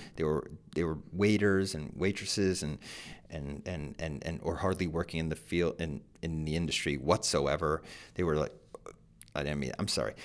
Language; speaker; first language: English; native; English